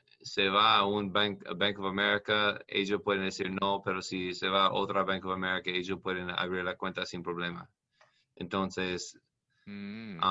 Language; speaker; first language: Spanish; non-native, learner; English